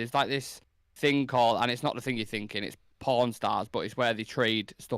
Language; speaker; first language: English; native; English